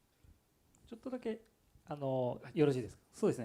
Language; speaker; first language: Japanese; native; Japanese